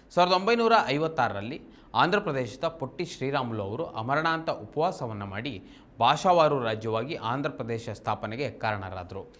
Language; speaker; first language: Kannada; native; Kannada